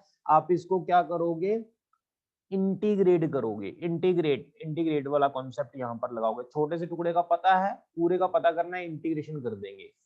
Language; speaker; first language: Hindi; native; Hindi